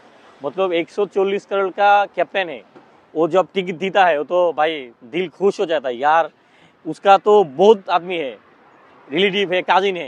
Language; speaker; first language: Hindi; non-native, learner; Bangla